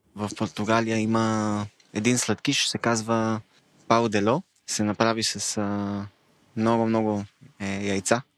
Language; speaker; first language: Bulgarian; non-native, learner; Hebrew